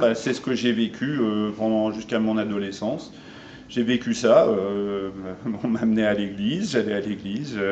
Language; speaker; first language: French; early bilingual, other home language; Armenian